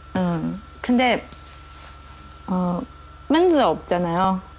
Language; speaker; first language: Korean; non-native, learner; Chinese